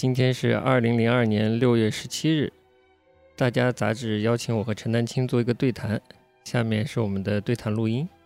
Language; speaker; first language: Chinese; native; Chinese